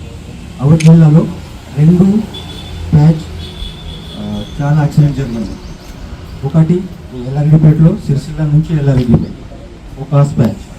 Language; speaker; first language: Telugu; non-native, learner; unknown